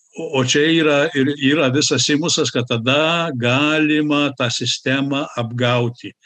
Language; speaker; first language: Lithuanian; early bilingual, heritage; Lithuanian